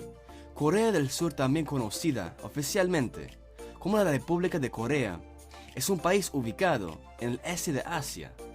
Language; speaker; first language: Spanish; non-native, fluent; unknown